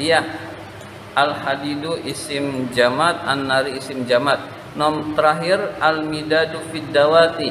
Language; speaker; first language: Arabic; non-native, fluent; Indonesian